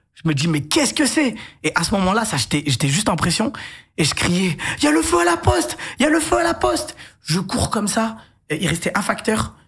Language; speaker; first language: French; native; French